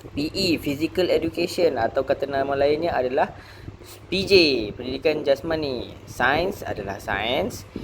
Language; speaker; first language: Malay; native; Malay